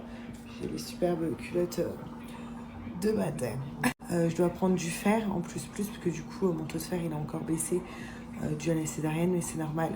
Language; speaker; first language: French; native; French